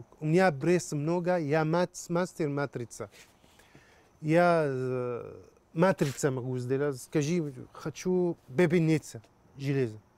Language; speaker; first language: Russian; non-native, learner; Arabic